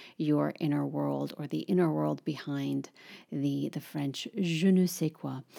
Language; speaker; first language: English; native; English